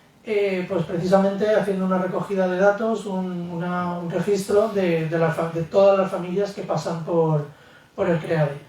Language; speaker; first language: Spanish; native; Spanish